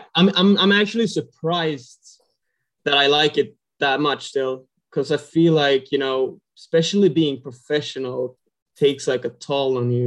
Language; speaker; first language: English; non-native, fluent; Swedish